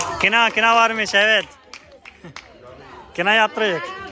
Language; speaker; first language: Turkish; non-native, fluent; Hindi